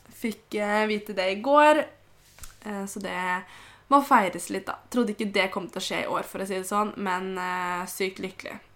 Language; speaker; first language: Norwegian; native; Norwegian